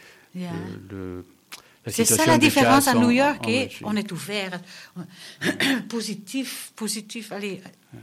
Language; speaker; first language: French; non-native, local second language; Dutch